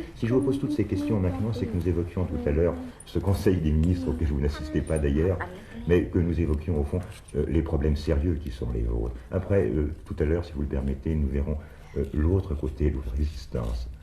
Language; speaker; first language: French; native; French